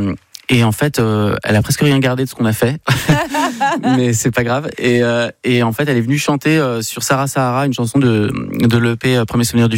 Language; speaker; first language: French; native; French